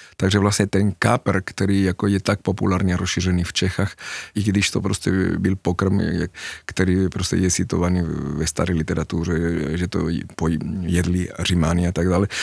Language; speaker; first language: Czech; non-native, fluent; Spanish